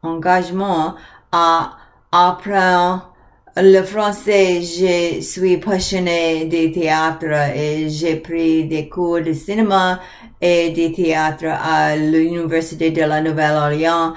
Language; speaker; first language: French; non-native, learner; English